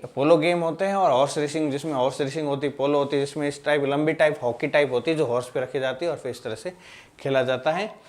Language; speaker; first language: Hindi; non-native, local second language; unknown